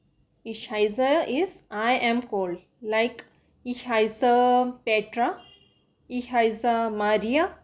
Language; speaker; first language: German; non-native, fluent; Hindi